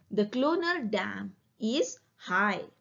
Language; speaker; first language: English; non-native, fluent; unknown